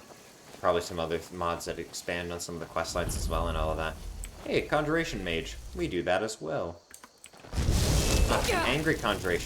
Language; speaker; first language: English; native; English